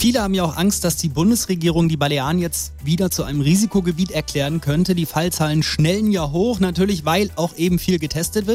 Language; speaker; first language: German; native; German